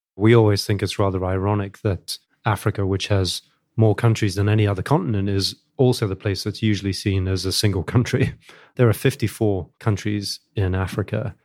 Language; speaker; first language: English; native; English